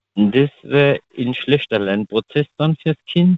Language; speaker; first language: German; native; German